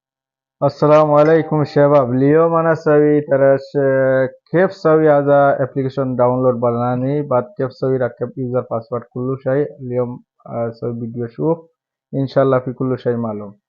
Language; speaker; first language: Arabic; non-native, learner; Bangla